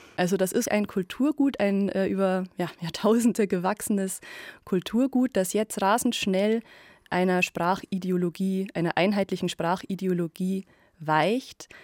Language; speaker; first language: German; native; German